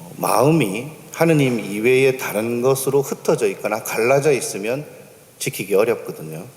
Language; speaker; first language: Korean; native; Korean